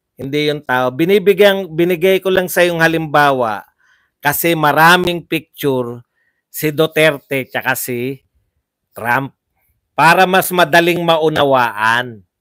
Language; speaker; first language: Filipino; native; Filipino